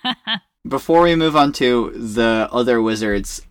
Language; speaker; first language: English; native; English